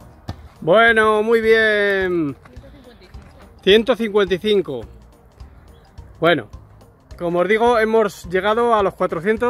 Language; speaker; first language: Spanish; native; Spanish